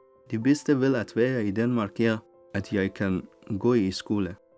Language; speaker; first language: Danish; non-native, learner; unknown